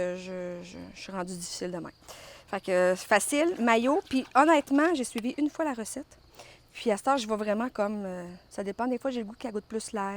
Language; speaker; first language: French; native; French